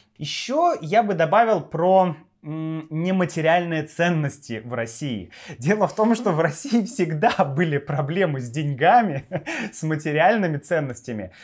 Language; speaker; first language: Russian; native; Russian